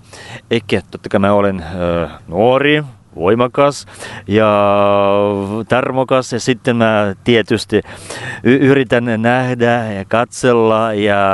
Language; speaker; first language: Finnish; non-native, fluent; Russian